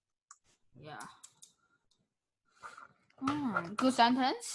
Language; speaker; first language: English; non-native, learner; Korean